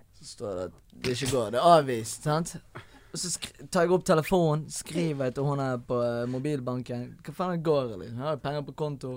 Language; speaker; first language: Norwegian; native; Norwegian